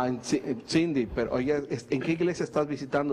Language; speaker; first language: Spanish; native; Spanish